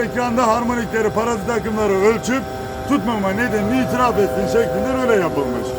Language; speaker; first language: Turkish; native; Turkish